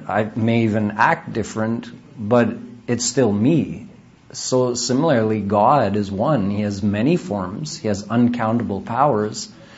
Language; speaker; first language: English; native; English